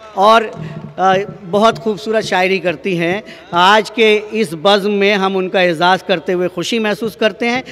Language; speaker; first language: Hindi; native; Hindi